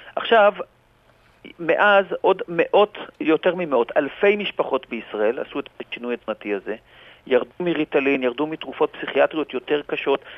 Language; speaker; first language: Hebrew; native; Hebrew